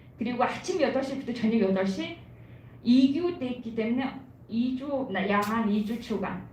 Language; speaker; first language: Korean; non-native, fluent; Mongolian